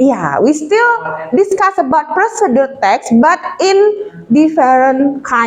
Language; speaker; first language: English; non-native, fluent; Indonesian